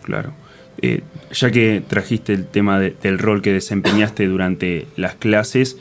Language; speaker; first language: Spanish; native; Spanish